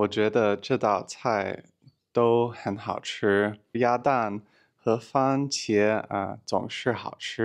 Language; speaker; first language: Chinese; non-native, learner; English